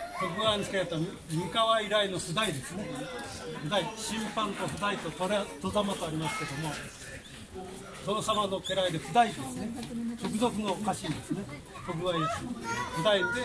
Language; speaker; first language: Japanese; native; Japanese